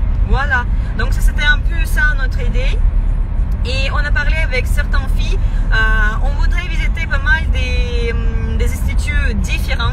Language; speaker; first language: French; non-native, fluent; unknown